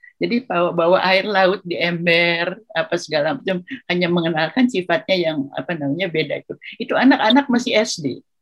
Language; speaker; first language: Indonesian; non-native, local second language; Sundanese